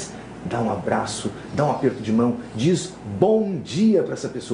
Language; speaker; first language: Portuguese; native; Portuguese